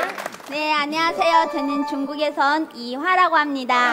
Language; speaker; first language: Korean; non-native, fluent; Chinese